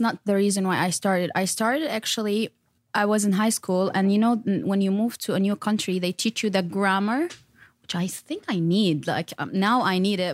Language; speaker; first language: English; non-native, fluent; Arabic